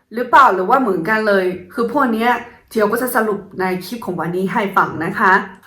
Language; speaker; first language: Thai; non-native, fluent; Chinese